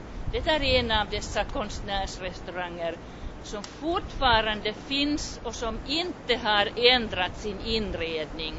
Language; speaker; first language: Swedish; non-native, local second language; Finnish